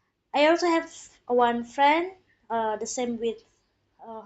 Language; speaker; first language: English; non-native, fluent; Indonesian